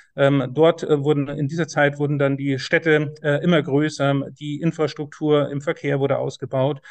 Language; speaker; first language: German; native; German